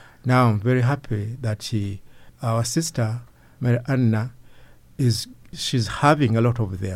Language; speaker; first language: English; non-native, local second language; Ganda